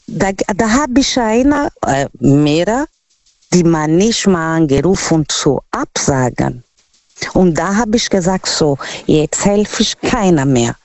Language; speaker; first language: German; non-native, learner; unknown